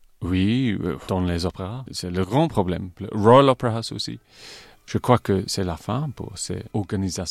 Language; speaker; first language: French; non-native, fluent; English